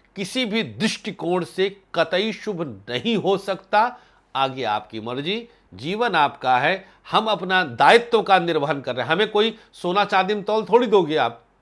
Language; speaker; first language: Hindi; native; Hindi